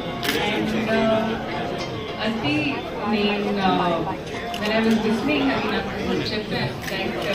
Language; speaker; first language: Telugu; non-native, local second language; Hindi